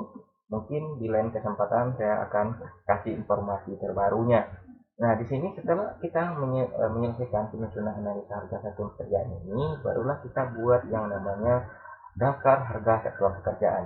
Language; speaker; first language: Indonesian; native; Indonesian